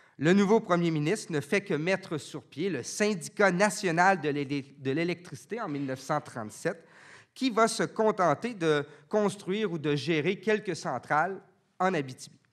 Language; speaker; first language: French; native; French